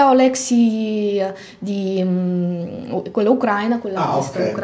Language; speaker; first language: Italian; non-native, fluent; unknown